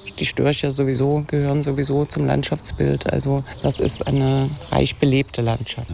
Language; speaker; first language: German; native; German